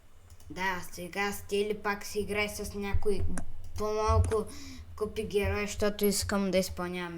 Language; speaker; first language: Bulgarian; native; Bulgarian